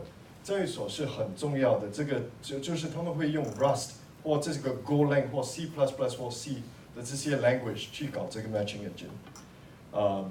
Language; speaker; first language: Chinese; non-native, local second language; English